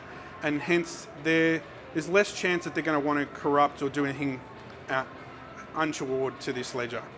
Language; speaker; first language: English; native; English